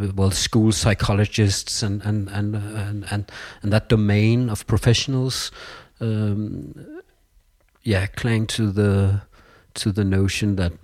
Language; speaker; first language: English; non-native, fluent; Danish